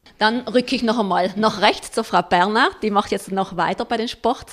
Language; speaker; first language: German; native; German